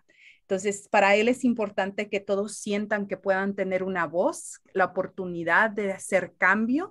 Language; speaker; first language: Spanish; early bilingual, heritage; Spanish